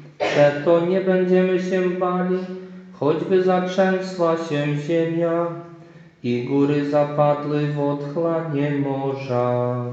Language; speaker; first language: Polish; native; Polish